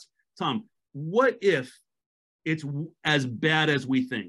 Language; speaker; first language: English; native; English